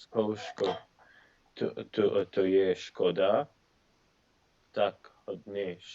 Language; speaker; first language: Czech; non-native, learner; English